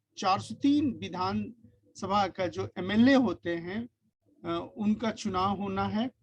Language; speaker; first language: Hindi; native; Hindi